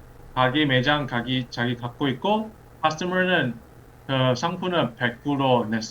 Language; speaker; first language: Korean; early bilingual, heritage; English